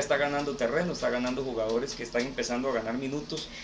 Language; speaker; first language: Spanish; native; Spanish